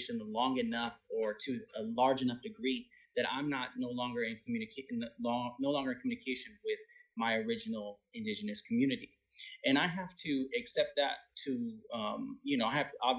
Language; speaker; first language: English; native; English